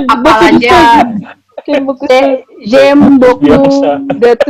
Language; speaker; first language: French; non-native, learner; Indonesian